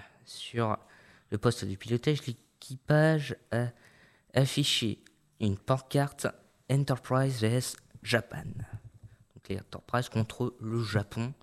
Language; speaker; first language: French; native; French